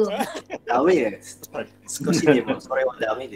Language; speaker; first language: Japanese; non-native, learner; Indonesian